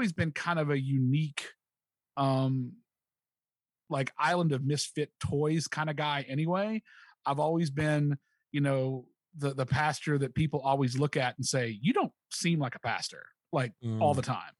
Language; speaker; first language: English; native; English